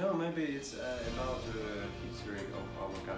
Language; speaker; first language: English; non-native, learner; Russian